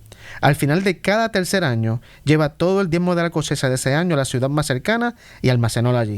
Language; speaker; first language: Spanish; native; Spanish